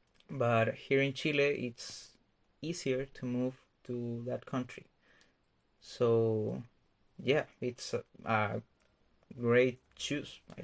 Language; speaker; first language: English; non-native, fluent; Spanish